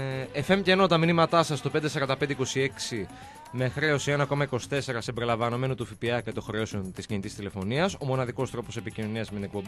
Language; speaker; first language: Greek; native; Greek